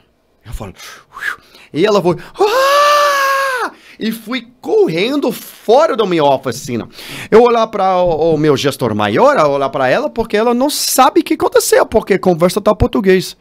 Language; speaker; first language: Portuguese; non-native, learner; English